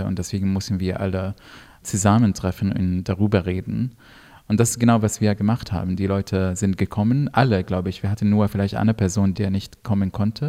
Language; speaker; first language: German; non-native, fluent; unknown